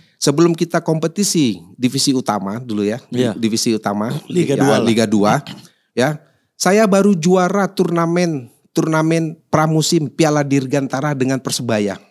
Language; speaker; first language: Indonesian; native; Indonesian